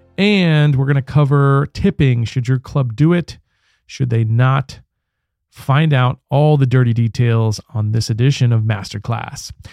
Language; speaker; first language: English; native; English